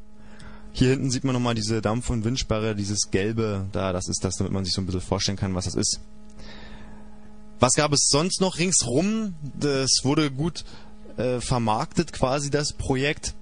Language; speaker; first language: German; native; German